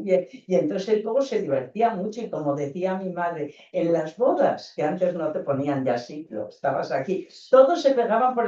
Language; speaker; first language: Spanish; native; Spanish